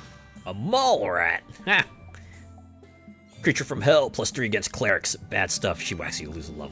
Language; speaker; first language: English; native; English